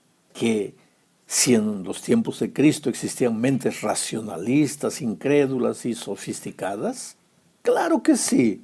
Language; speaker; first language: Spanish; native; Spanish